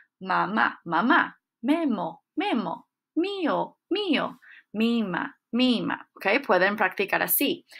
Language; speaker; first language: Spanish; non-native, fluent; English